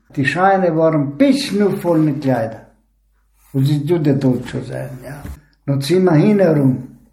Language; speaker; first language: German; early bilingual, heritage; Ukrainian